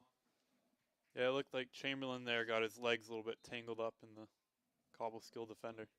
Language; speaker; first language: English; native; English